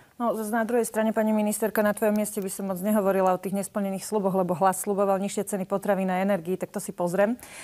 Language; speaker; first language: Slovak; native; Slovak